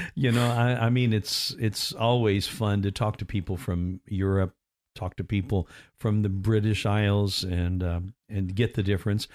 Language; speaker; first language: English; native; English